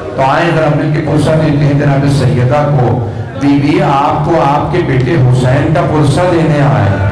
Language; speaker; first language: Urdu; early bilingual, heritage; Urdu